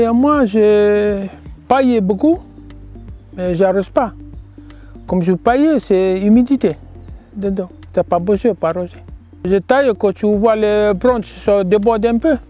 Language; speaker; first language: French; non-native, local second language; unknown